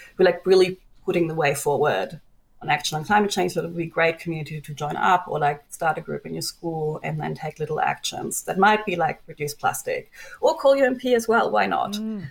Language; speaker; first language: English; non-native, fluent; German